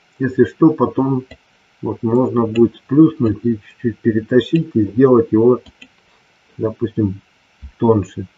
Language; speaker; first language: Russian; native; Russian